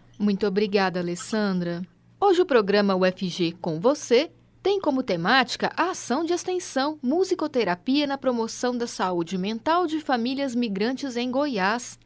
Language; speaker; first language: Portuguese; native; Portuguese